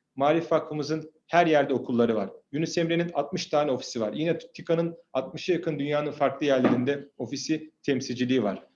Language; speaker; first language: Turkish; native; Turkish